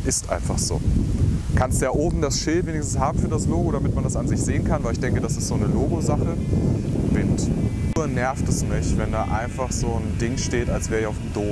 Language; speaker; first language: German; native; German